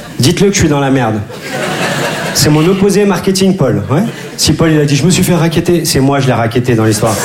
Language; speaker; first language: French; native; French